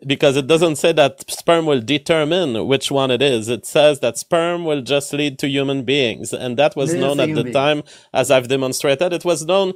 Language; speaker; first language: English; non-native, fluent; French